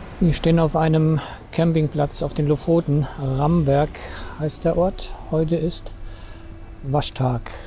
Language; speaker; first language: German; native; German